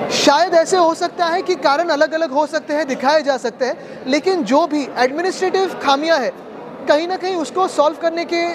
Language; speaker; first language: Hindi; non-native, local second language; Marathi